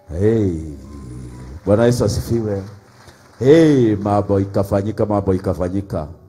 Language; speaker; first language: Swahili; non-native, local second language; Kikuyu